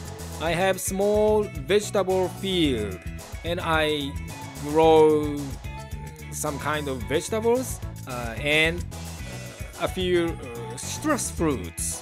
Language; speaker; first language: English; non-native, learner; Japanese